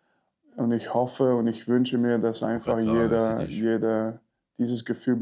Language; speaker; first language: German; non-native, fluent; French